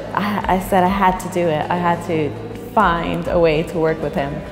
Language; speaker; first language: English; native; English